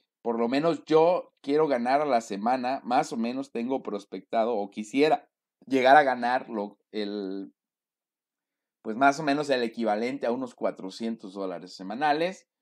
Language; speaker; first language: Spanish; native; Spanish